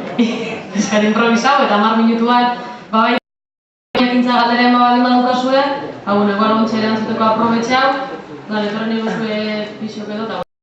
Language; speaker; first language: Basque; native; Basque